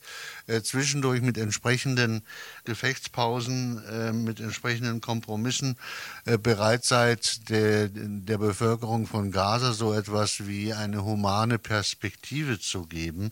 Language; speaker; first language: German; native; German